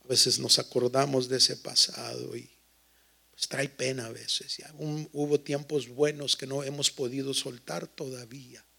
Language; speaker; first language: Spanish; early bilingual, heritage; Spanish